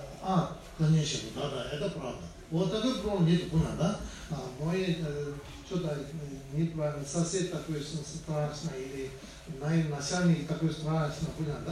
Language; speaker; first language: Russian; non-native, learner; Tibetan